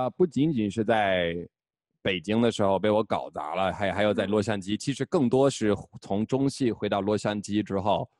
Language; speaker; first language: Chinese; non-native, fluent; English